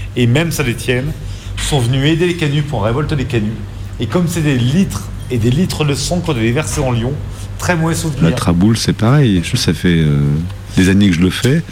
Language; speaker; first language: French; native; French